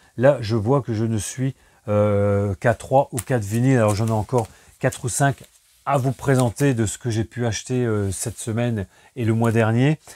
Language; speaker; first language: French; native; French